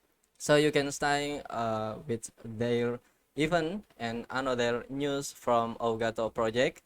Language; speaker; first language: English; non-native, learner; Indonesian